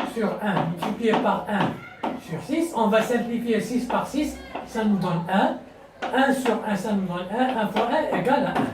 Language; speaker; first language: French; non-native, local second language; Arabic